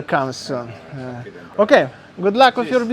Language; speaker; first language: English; non-native, fluent; Polish